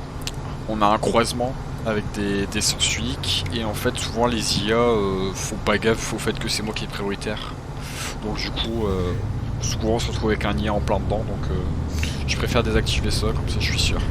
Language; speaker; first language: French; native; French